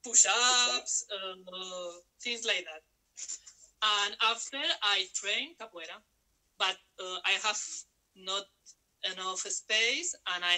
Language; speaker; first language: English; non-native, learner; Spanish